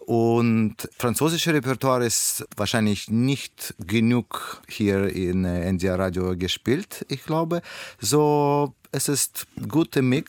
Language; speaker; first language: German; non-native, learner; Russian